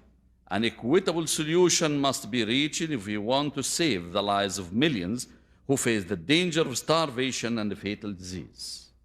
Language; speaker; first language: English; non-native, fluent; Arabic